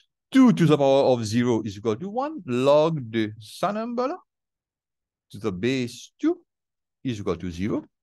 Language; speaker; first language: English; non-native, local second language; Morisyen